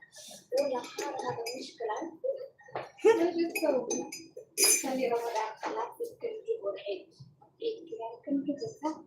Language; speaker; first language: Arabic; non-native, learner; Tigrinya